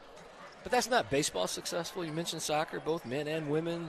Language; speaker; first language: English; native; English